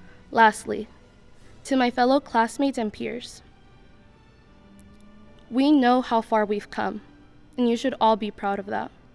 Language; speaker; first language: English; early bilingual, other home language; Spanish